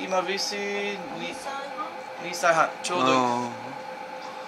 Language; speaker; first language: Japanese; non-native, learner; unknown